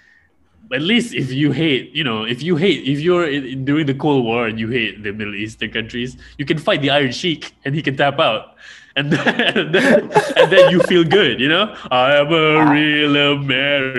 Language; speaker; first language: English; non-native, local second language; Malay